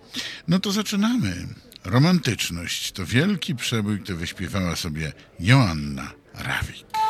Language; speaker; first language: Polish; native; Polish